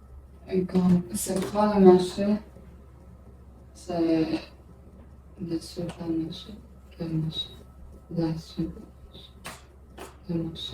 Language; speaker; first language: French; non-native, learner; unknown